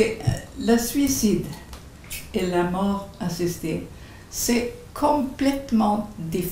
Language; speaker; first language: French; non-native, fluent; Swedish